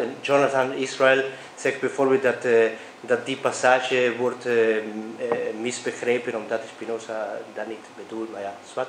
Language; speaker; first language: Dutch; non-native, fluent; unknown